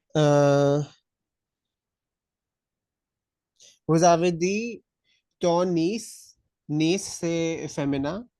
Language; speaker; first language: French; non-native, fluent; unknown